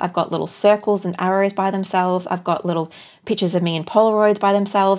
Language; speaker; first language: English; native; English